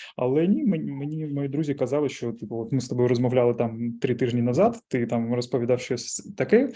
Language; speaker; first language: Ukrainian; non-native, local second language; Russian